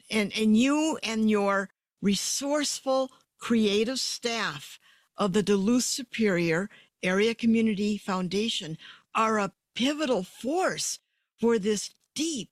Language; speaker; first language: English; native; English